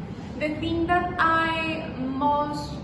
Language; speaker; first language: English; non-native, learner; Spanish